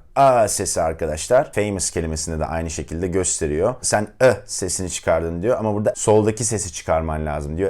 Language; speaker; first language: Turkish; native; Turkish